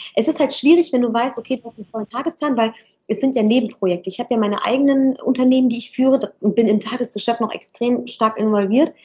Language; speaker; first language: German; early bilingual, other home language; Arabic